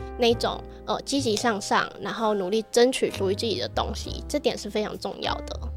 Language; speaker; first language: Chinese; early bilingual, other home language; Vietnamese